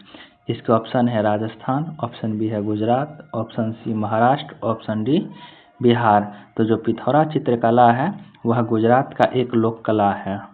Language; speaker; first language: Hindi; native; Hindi